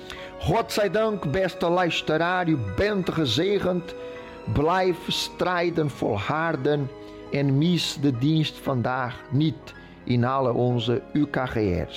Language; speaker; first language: Dutch; non-native, fluent; Portuguese